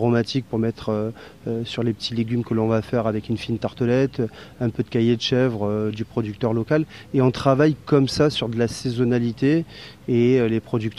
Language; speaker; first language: French; native; French